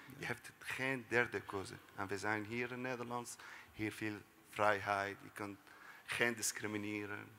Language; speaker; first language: Dutch; non-native, learner; Arabic